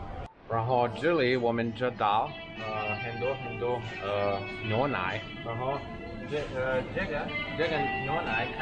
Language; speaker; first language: Chinese; non-native, learner; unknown